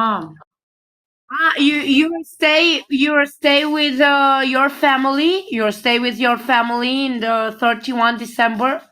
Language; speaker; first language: English; non-native, learner; Romanian